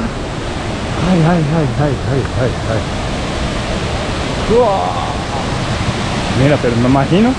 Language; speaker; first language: Spanish; non-native, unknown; Japanese